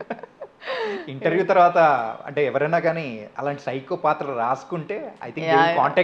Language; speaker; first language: Telugu; native; Telugu